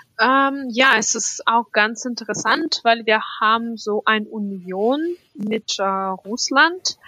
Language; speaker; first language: German; non-native, fluent; Russian